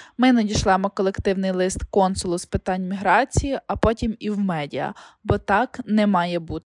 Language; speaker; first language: Ukrainian; native; Ukrainian